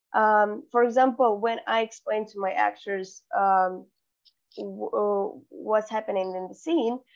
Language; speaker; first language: English; non-native, fluent; Russian